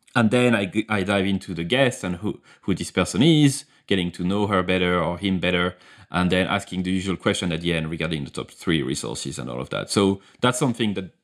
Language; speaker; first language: English; non-native, fluent; French